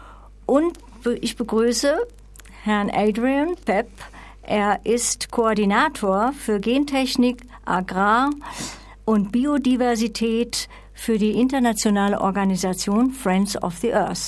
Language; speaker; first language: German; native; German